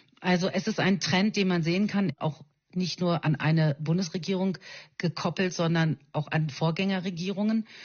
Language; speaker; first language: German; native; German